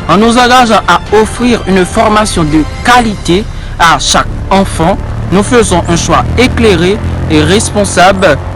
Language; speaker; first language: French; non-native, local second language; Haitian Creole